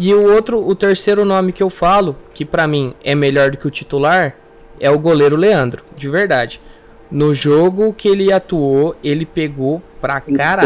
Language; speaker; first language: Portuguese; native; Portuguese